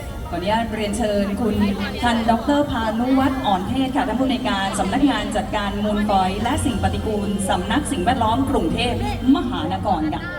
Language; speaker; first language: Thai; native; Thai